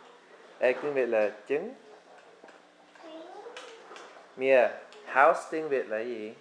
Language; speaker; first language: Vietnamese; early bilingual, heritage; Vietnamese